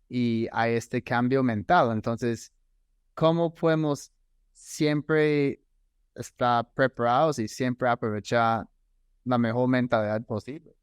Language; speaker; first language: Spanish; non-native, fluent; English